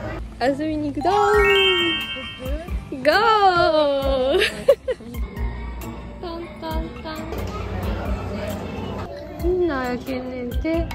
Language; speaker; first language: Japanese; native; Japanese